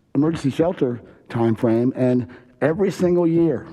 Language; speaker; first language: English; native; English